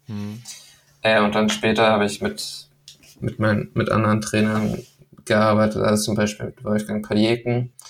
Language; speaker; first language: German; early bilingual, other home language; Danish